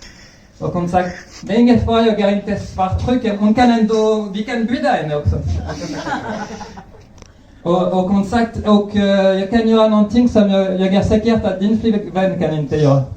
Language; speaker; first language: Swedish; non-native, fluent; French